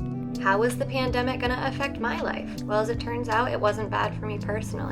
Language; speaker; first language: English; native; English